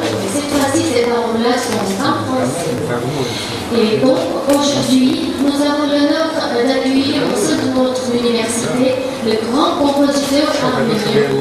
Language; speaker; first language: French; non-native, fluent; Armenian